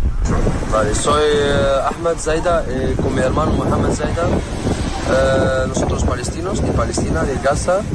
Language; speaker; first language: Spanish; non-native, learner; Arabic